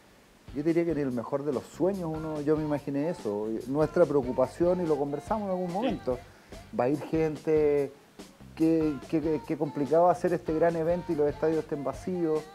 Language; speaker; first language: Spanish; native; Spanish